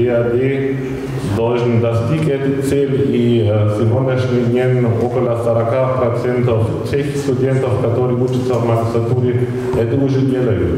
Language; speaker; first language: Russian; non-native, fluent; German